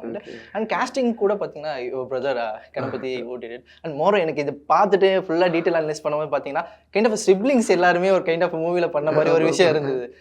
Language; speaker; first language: Tamil; native; Tamil